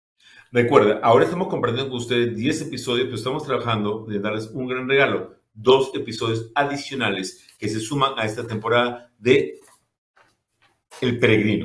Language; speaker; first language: Spanish; native; Spanish